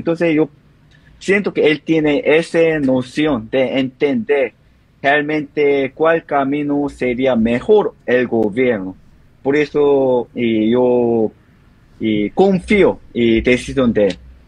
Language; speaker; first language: Spanish; non-native, learner; Korean